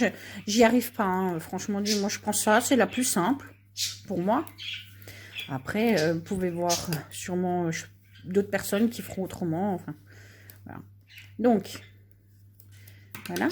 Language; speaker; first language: French; native; French